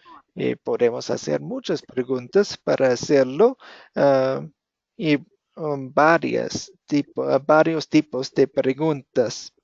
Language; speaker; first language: Spanish; non-native, fluent; English